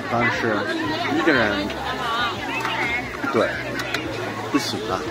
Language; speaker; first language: Chinese; non-native, learner; English